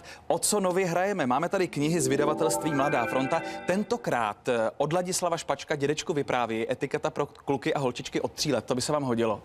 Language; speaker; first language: Czech; native; Czech